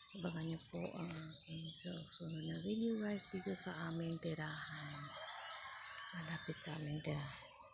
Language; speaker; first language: Filipino; non-native, local second language; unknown